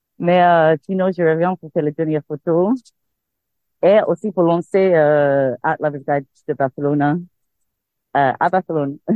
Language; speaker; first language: French; non-native, fluent; English